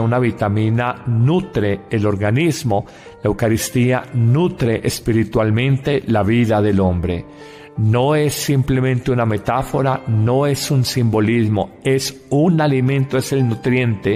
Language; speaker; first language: Spanish; native; Spanish